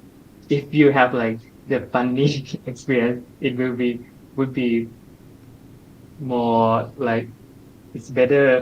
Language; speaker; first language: English; non-native, learner; Thai